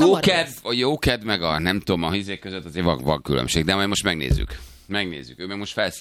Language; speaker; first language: Hungarian; native; Hungarian